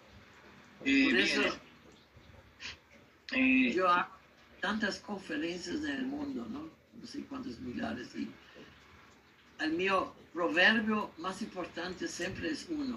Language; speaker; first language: Spanish; non-native, learner; German